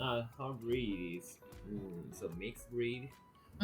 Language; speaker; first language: English; non-native, fluent; Japanese